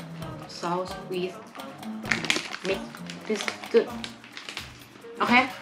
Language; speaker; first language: English; non-native, learner; Thai